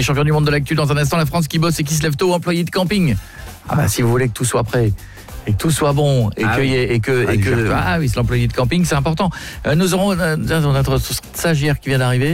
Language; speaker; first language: French; native; French